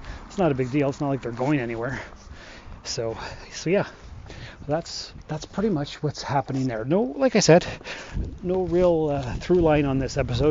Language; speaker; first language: English; native; English